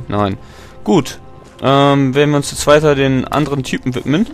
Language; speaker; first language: German; native; German